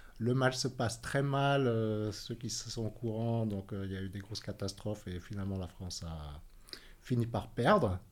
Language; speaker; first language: French; early bilingual, heritage; French